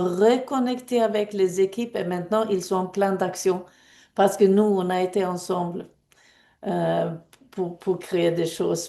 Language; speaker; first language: French; non-native, fluent; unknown